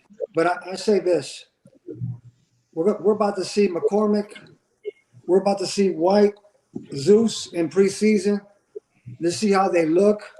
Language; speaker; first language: English; native; English